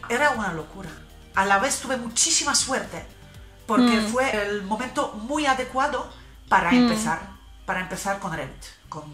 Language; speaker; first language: Spanish; non-native, fluent; Polish